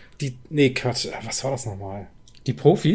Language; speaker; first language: German; native; German